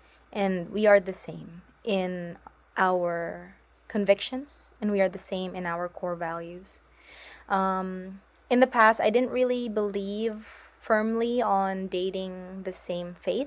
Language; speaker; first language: English; non-native, local second language; Filipino